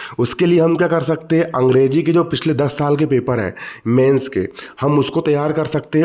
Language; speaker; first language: Hindi; native; Hindi